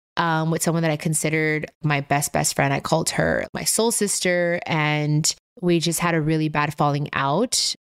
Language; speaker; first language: English; native; English